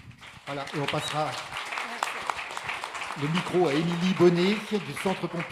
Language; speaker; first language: French; native; French